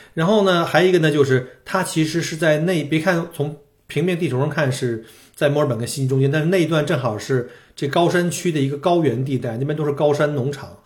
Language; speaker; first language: Chinese; native; Chinese